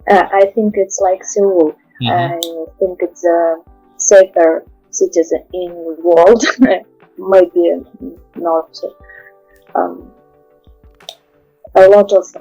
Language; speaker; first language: English; non-native, learner; Russian